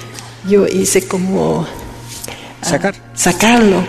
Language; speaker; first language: Spanish; non-native, learner; Vietnamese